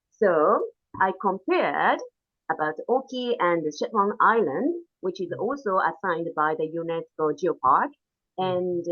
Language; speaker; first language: English; non-native, fluent; Japanese